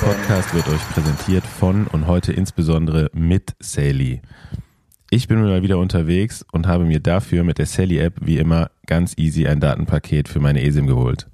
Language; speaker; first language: German; native; German